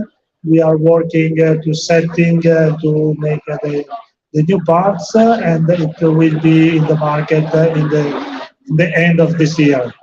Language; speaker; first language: English; non-native, fluent; Italian